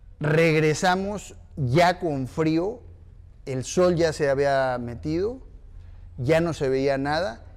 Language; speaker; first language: Spanish; native; Spanish